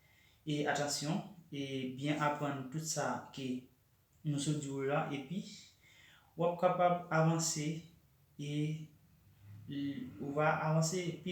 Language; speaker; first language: French; non-native, local second language; Haitian Creole